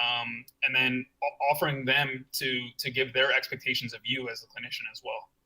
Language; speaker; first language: English; native; English